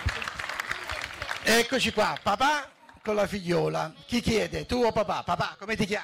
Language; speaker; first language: Italian; native; Italian